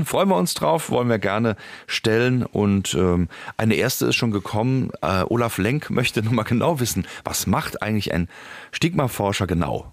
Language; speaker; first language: German; native; German